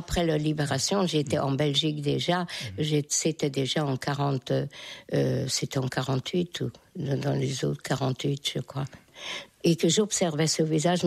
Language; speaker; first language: French; non-native, fluent; Hungarian